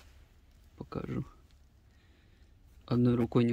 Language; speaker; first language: Russian; native; Russian